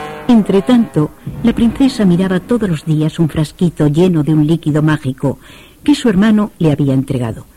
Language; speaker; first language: Spanish; native; Spanish